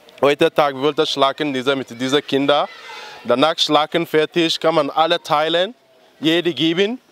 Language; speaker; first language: German; non-native, learner; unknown